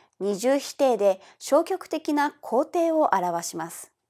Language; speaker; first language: Japanese; native; Japanese